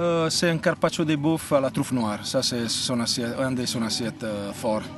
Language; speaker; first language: French; non-native, fluent; Italian